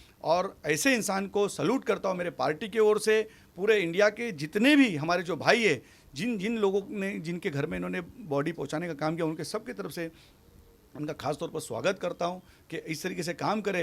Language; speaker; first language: Hindi; native; Hindi